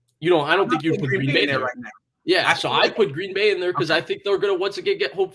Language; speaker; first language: English; native; English